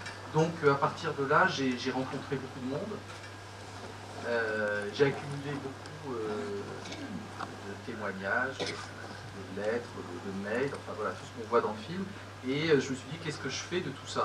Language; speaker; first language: French; native; French